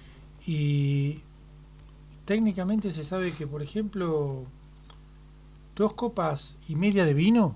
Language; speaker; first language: Spanish; native; Spanish